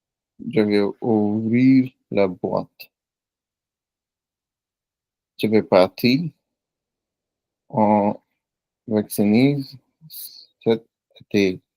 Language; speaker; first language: French; non-native, learner; Punjabi